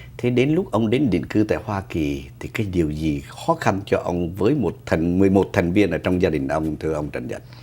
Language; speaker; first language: Vietnamese; native; Vietnamese